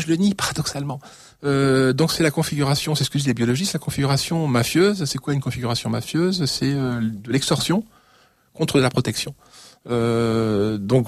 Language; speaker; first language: French; native; French